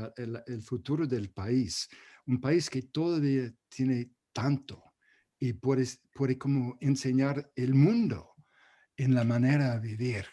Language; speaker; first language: Spanish; non-native, fluent; English